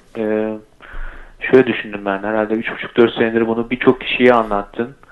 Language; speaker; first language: Turkish; native; Turkish